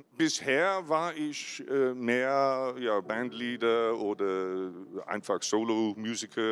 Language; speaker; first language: German; non-native, fluent; English